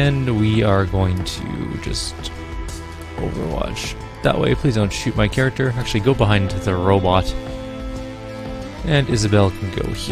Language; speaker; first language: English; native; English